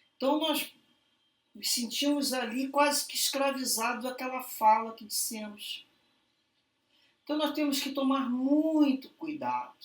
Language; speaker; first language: Portuguese; native; Portuguese